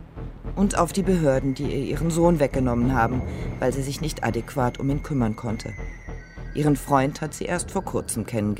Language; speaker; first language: German; native; German